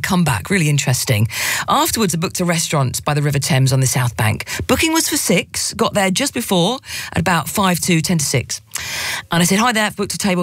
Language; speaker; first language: English; native; English